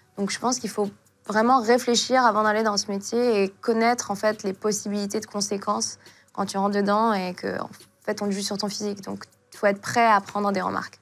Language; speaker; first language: French; non-native, local second language; Arabic